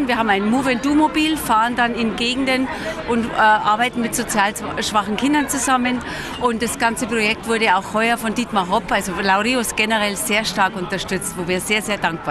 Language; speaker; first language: German; native; German